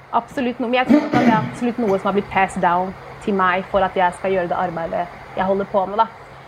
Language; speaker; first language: Norwegian; early bilingual, heritage; Norwegian